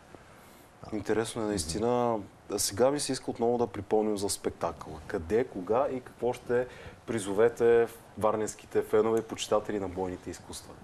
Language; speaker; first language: Bulgarian; native; Bulgarian